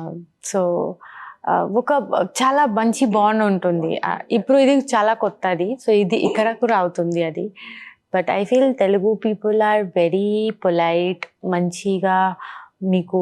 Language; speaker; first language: Telugu; non-native, local second language; Bangla